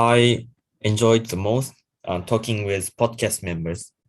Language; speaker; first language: English; non-native, learner; Japanese